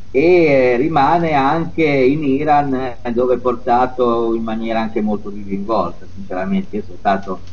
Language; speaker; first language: Italian; native; Italian